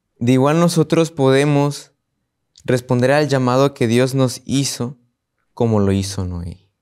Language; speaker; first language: Spanish; native; Spanish